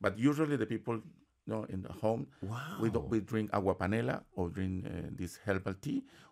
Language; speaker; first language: English; non-native, fluent; Spanish